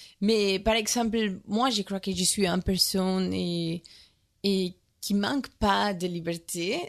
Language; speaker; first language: French; non-native, learner; Spanish